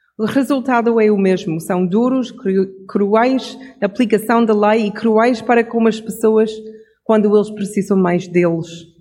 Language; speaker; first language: Portuguese; non-native, fluent; English